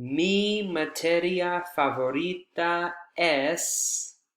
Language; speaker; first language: Spanish; non-native, fluent; English